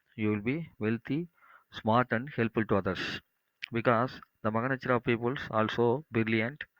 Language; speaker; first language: English; non-native, local second language; Tamil